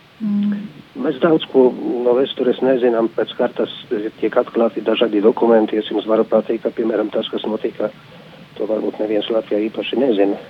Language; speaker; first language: Latvian; non-native, fluent; Polish